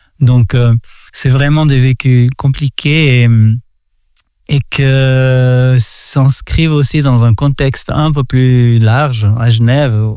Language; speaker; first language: French; non-native, fluent; Portuguese